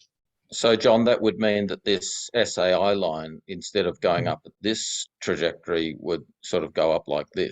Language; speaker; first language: English; native; English